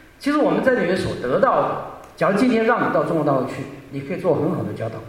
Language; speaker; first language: Chinese; non-native, local second language; Hakka Chinese